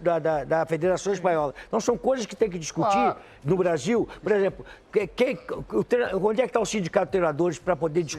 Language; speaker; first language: Portuguese; native; Portuguese